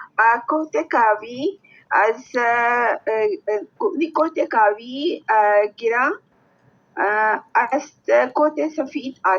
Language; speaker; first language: Persian; non-native, learner; Urdu